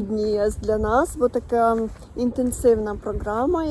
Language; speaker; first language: Polish; non-native, learner; Russian